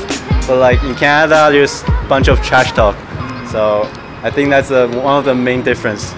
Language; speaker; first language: English; early bilingual, other home language; Chinese